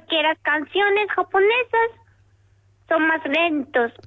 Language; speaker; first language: Spanish; non-native, learner; Japanese